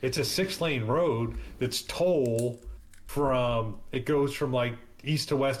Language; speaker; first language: English; native; English